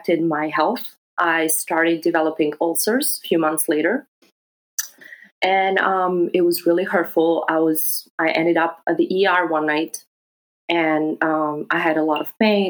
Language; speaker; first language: English; non-native, fluent; Greek